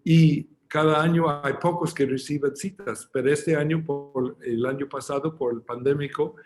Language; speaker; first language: Spanish; non-native, fluent; English